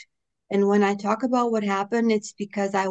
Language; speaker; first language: English; non-native, fluent; Portuguese